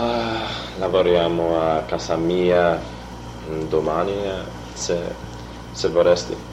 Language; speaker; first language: Italian; non-native, learner; English